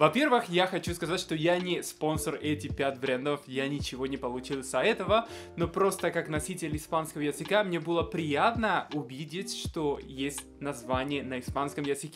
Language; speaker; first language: Russian; non-native, fluent; Spanish